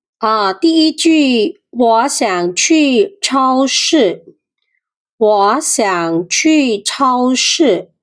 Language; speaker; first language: Chinese; non-native, fluent; Khmer